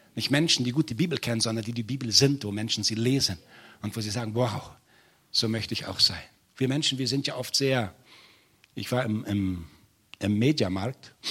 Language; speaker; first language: German; non-native, fluent; Portuguese